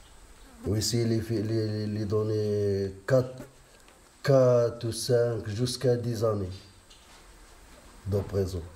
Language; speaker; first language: French; non-native, learner; Riffian